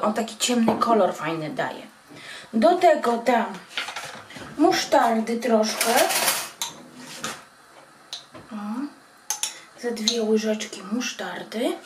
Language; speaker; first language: Polish; native; Polish